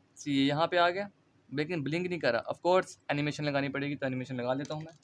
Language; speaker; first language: Urdu; native; Urdu